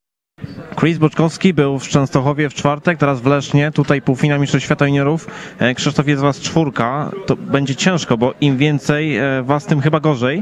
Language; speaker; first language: Polish; native; Polish